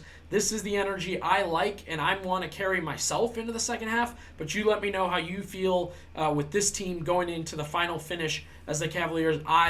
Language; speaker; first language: English; native; English